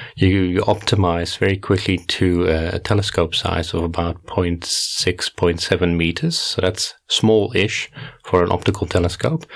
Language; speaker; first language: English; non-native, fluent; Dutch